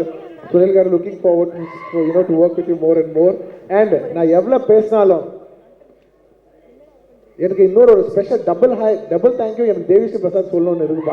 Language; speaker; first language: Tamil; non-native, local second language; Telugu